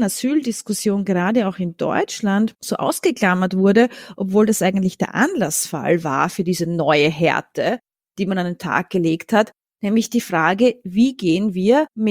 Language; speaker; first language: German; native; German